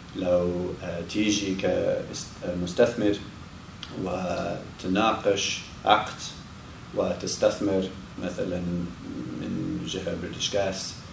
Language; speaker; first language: Arabic; non-native, learner; English